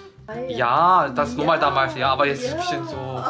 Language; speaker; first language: German; non-native, learner; Korean